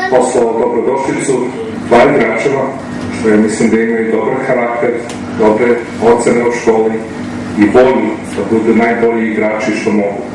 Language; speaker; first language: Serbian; early bilingual, heritage; Serbian